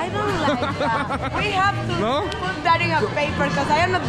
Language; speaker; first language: English; non-native, learner; Spanish